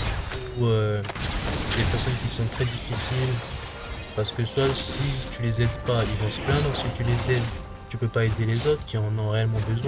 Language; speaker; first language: French; native; French